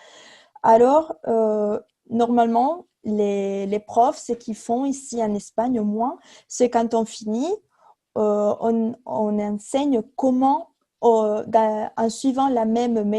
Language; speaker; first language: French; non-native, fluent; Spanish